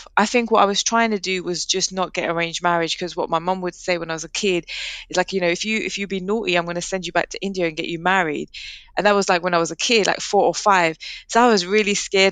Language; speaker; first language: English; native; English